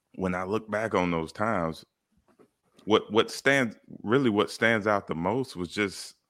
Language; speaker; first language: English; native; English